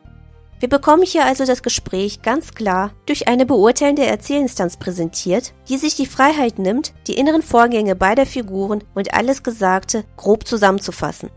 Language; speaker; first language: German; native; German